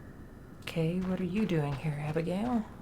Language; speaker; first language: English; native; English